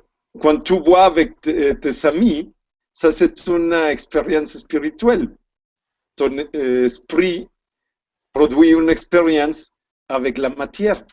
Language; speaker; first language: French; non-native, learner; Spanish